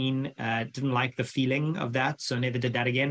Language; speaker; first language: English; native; English